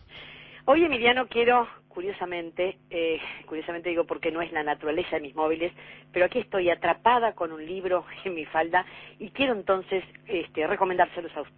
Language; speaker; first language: Spanish; native; Spanish